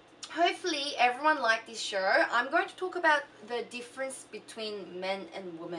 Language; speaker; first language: English; early bilingual, other home language; Korean